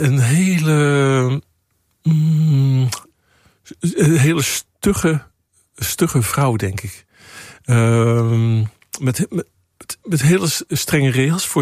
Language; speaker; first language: Dutch; native; Dutch